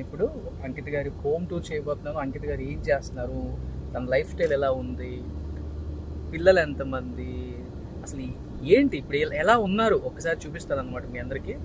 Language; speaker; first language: Telugu; native; Telugu